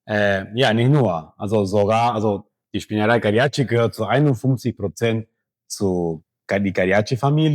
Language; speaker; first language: German; non-native, fluent; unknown